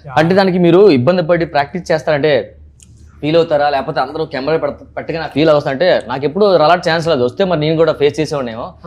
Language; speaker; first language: Telugu; native; Telugu